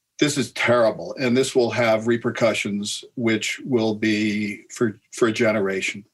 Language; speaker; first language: English; native; English